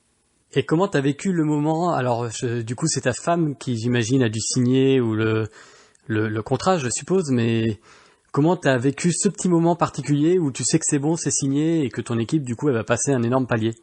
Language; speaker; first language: French; native; French